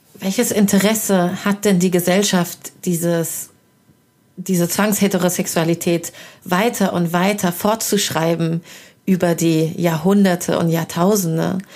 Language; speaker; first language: German; early bilingual, other home language; Persian